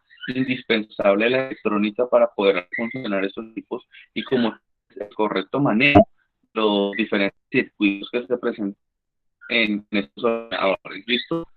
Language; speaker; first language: Spanish; native; Spanish